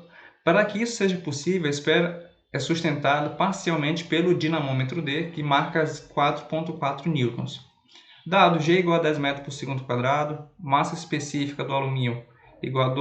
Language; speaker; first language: Portuguese; native; Portuguese